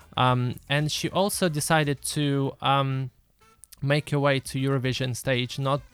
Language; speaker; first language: English; early bilingual, other home language; Lithuanian